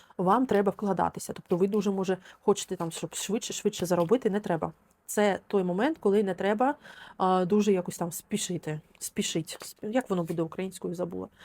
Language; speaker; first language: Ukrainian; non-native, local second language; Russian